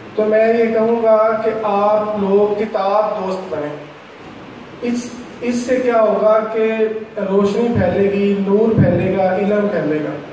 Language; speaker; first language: Urdu; non-native, local second language; Punjabi